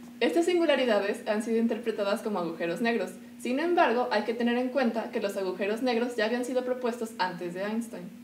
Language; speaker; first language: Spanish; native; Spanish